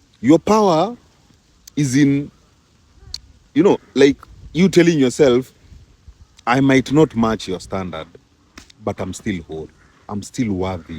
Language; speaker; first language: English; non-native, local second language; Swahili